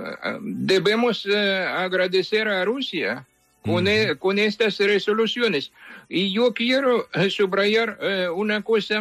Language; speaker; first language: Spanish; non-native, fluent; Ukrainian